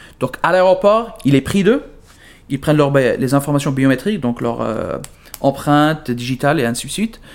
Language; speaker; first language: French; non-native, fluent; Arabic